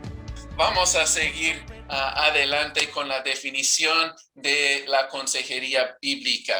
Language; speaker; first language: Spanish; non-native, fluent; English